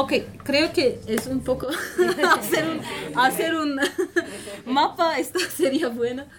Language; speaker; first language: Spanish; non-native, learner; Kurdish